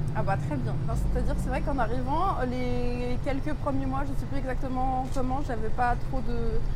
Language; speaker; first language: French; native; French